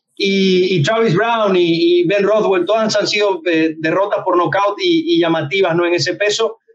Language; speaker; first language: Spanish; native; Spanish